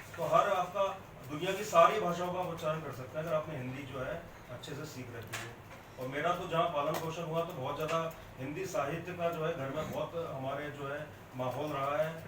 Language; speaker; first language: Hindi; native; Hindi